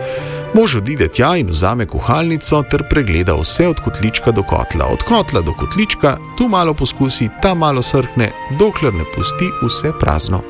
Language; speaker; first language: Slovenian; native; Slovenian